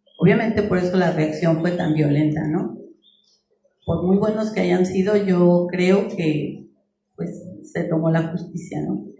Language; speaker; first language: Spanish; native; Spanish